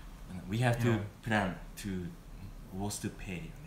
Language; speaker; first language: English; non-native, learner; Japanese